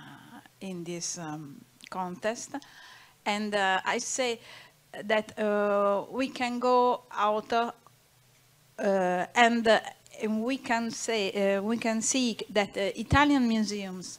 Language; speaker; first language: English; non-native, learner; Italian